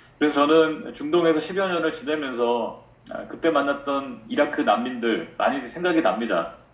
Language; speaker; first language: Korean; native; Korean